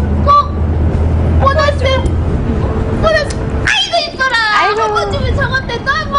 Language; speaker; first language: Korean; native; Korean